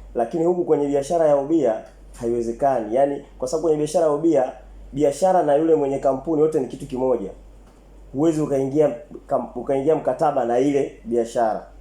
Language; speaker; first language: Swahili; native; Swahili